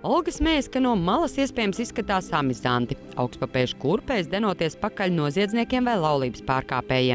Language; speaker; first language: Latvian; native; Latvian